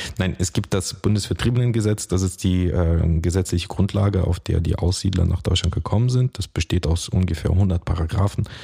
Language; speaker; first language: German; early bilingual, other home language; Russian